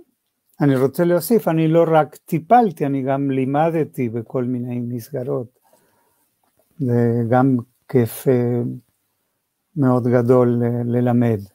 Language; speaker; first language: Hebrew; non-native, fluent; Spanish